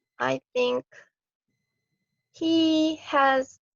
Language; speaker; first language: English; non-native, learner; Korean